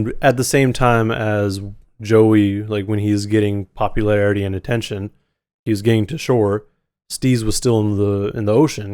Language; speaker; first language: English; native; English